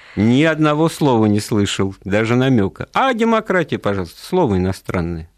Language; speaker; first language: Russian; native; Russian